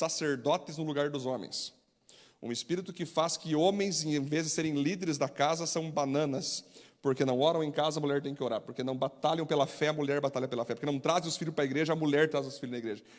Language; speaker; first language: Portuguese; native; Portuguese